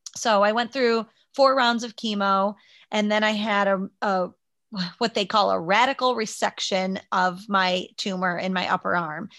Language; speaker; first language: English; native; English